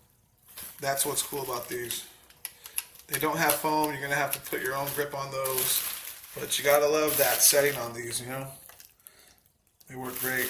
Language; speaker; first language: English; native; English